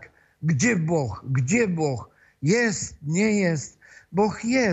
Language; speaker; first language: Russian; non-native, fluent; Polish